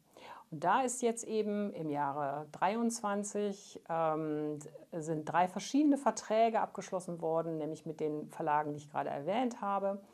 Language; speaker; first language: German; native; German